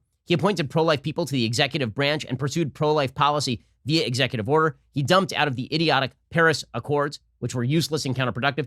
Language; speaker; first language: English; native; English